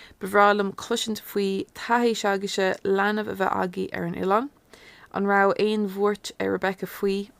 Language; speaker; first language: Irish; non-native, local second language; English